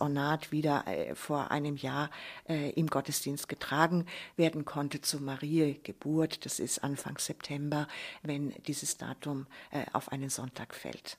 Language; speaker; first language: German; native; German